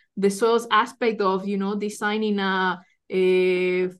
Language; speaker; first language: English; non-native, fluent; Spanish